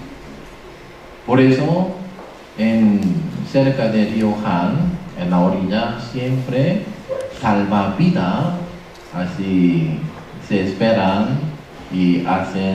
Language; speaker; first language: Spanish; non-native, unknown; Korean